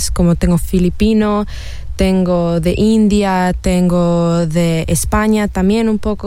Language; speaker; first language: Spanish; early bilingual, heritage; Spanish